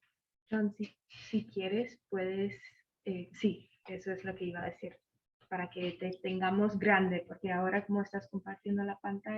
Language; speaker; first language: Spanish; non-native, fluent; English